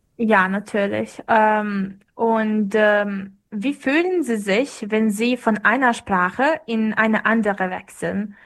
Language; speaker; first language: German; non-native, fluent; Serbian